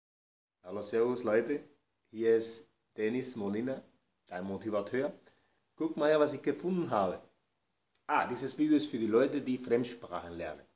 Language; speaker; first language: German; non-native, fluent; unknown